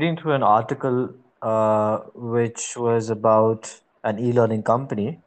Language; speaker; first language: English; non-native, local second language; Malayalam